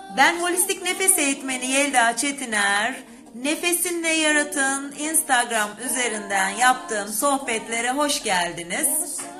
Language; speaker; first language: Turkish; native; Turkish